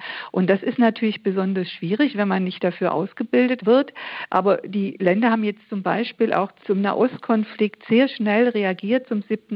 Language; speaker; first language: German; native; German